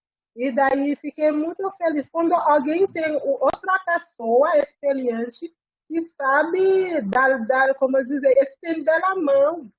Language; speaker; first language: Portuguese; non-native, fluent; Haitian Creole